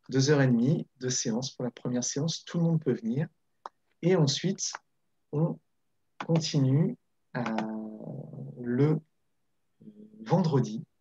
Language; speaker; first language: French; native; French